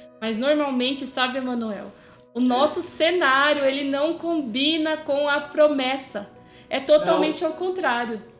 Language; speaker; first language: Portuguese; native; Portuguese